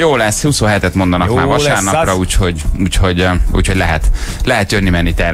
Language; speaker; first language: Hungarian; native; Hungarian